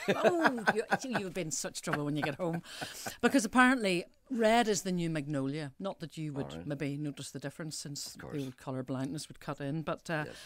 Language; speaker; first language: English; native; English